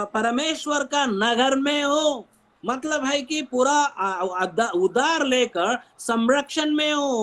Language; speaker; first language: Hindi; non-native, local second language; Telugu